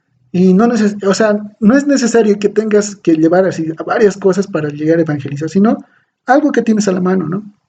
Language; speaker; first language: Spanish; native; Spanish